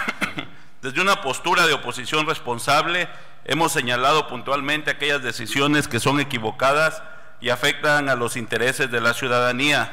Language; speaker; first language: Spanish; native; Spanish